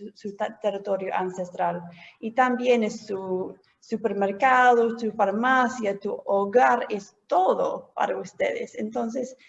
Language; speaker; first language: Spanish; non-native, fluent; English